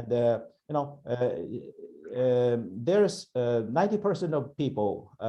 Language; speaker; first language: English; non-native, learner; Chinese